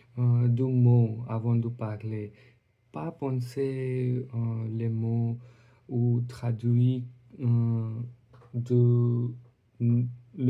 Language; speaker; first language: French; non-native, learner; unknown